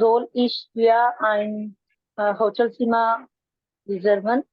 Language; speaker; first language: German; non-native, learner; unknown